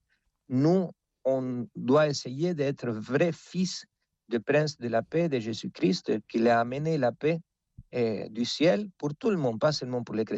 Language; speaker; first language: French; non-native, fluent; Spanish